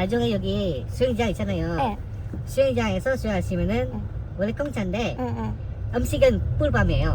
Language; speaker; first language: Korean; non-native, learner; Indonesian